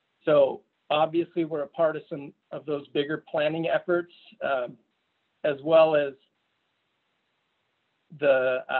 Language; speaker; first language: English; native; English